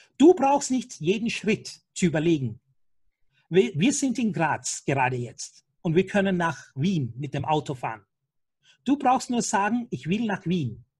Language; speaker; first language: German; non-native, fluent; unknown